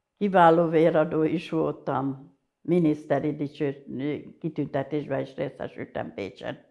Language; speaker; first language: Hungarian; native; Hungarian